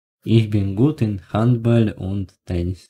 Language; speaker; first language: German; non-native, learner; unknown